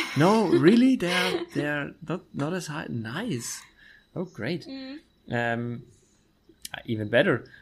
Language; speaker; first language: English; non-native, fluent; German